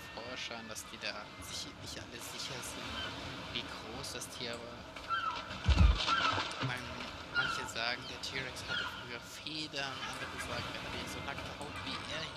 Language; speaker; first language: German; native; German